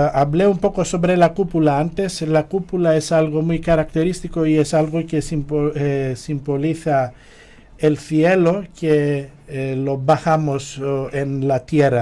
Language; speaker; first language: Spanish; non-native, fluent; Greek